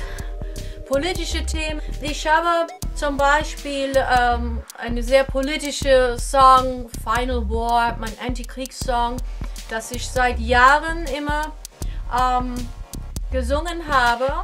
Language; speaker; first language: German; non-native, fluent; English